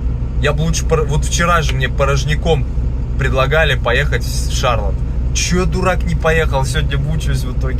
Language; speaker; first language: Russian; native; Russian